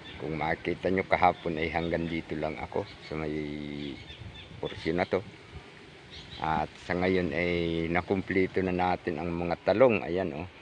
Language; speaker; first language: Filipino; non-native, local second language; Cebuano